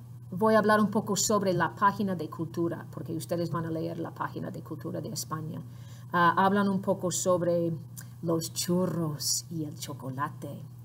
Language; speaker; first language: Spanish; non-native, fluent; English